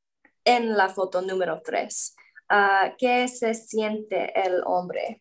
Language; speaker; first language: Spanish; non-native, learner; English